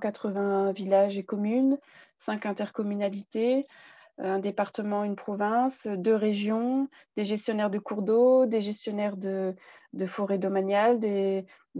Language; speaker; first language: French; native; French